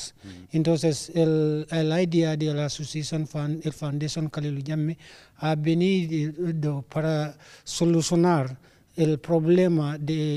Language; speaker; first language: Spanish; non-native, learner; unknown